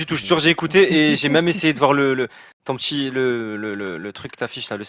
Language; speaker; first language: French; native; French